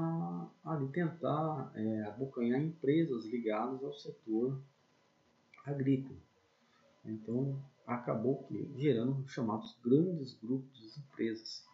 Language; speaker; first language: Portuguese; native; Portuguese